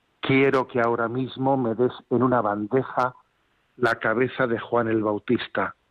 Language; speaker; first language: Spanish; native; Spanish